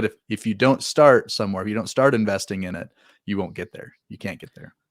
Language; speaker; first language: English; native; English